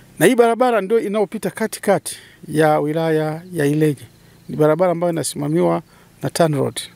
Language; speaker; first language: Swahili; native; Swahili